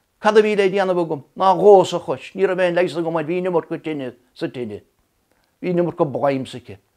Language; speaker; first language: Irish; native; Irish